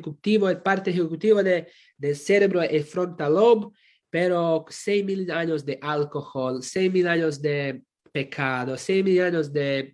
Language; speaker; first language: Spanish; non-native, fluent; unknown